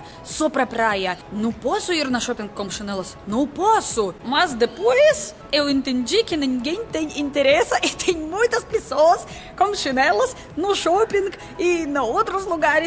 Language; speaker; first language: Portuguese; non-native, learner; Russian